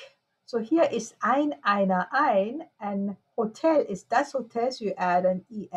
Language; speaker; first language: German; non-native, fluent; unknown